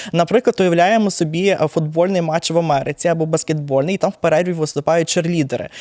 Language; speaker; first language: Ukrainian; native; Ukrainian